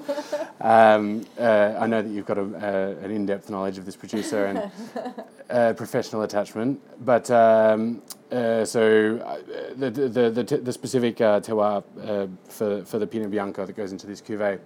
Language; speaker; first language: English; native; English